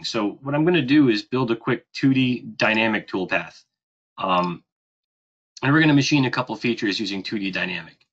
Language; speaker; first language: English; native; English